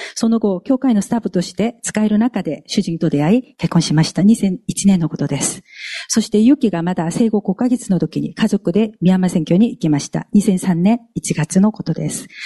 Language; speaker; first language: Japanese; non-native, fluent; Korean